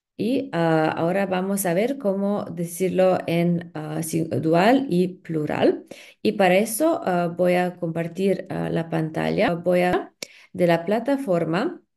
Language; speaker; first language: Spanish; non-native, fluent; Slovenian